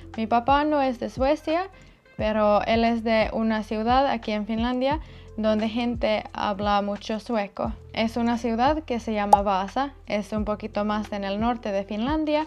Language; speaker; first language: Spanish; non-native, fluent; Finnish